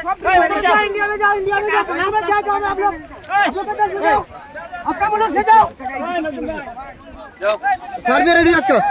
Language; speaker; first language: Hindi; non-native, learner; Bangla